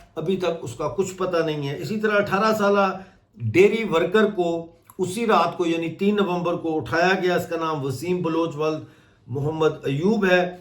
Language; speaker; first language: Urdu; non-native, local second language; Punjabi